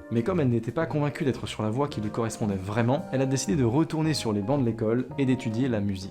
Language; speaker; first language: French; native; French